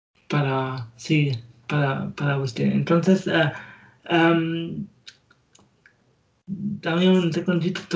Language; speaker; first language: Spanish; non-native, learner; German